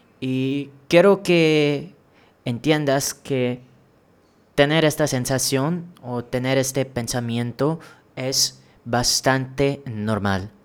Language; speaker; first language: Spanish; non-native, fluent; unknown